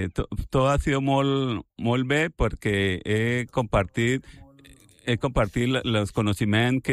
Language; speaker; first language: Catalan; non-native, learner; Spanish